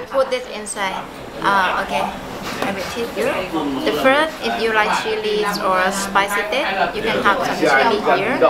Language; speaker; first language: English; non-native, learner; Vietnamese